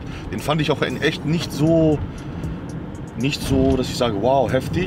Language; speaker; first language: German; native; German